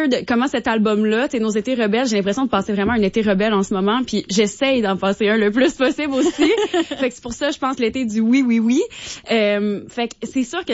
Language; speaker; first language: French; native; French